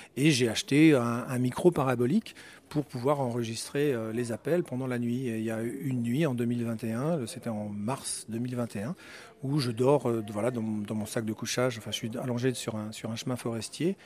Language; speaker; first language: French; native; French